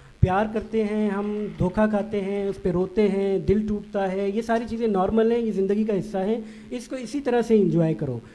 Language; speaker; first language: Urdu; non-native, local second language; Baluchi